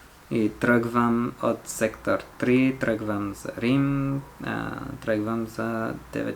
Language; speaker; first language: Bulgarian; non-native, learner; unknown